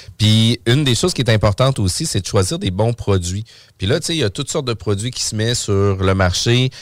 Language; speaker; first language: French; native; French